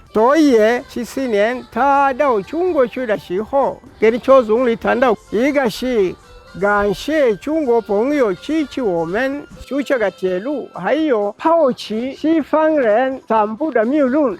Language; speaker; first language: Chinese; non-native, fluent; Swahili